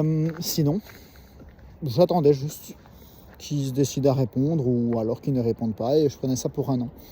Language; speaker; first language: French; native; French